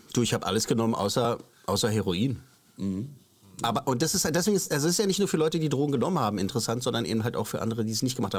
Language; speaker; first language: German; native; German